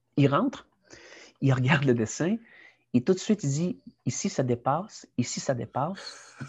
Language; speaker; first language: French; early bilingual, other home language; Spanish